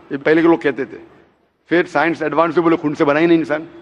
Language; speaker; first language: Hindi; non-native, local second language; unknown